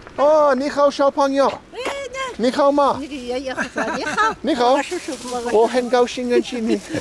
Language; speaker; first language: Chinese; non-native, learner; English